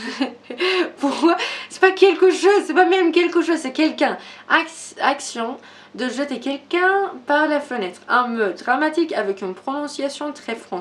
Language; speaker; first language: French; non-native, learner; Persian